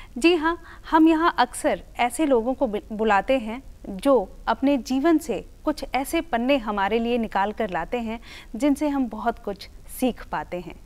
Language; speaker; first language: Hindi; native; Hindi